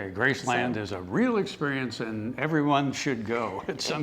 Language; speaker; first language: English; native; English